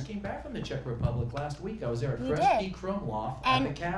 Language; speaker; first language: English; native; English